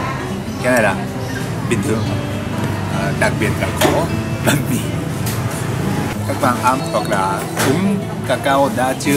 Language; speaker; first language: Vietnamese; non-native, learner; Japanese